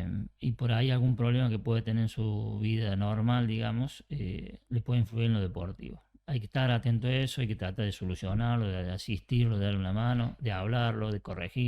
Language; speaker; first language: Spanish; native; Spanish